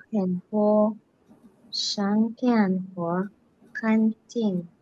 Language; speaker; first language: Chinese; non-native, learner; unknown